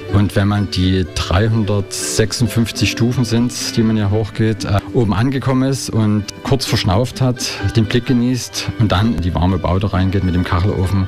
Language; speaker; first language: German; native; German